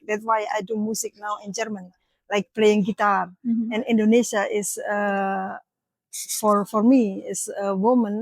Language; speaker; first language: English; non-native, learner; Indonesian